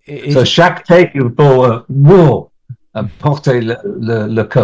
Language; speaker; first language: French; non-native, learner; English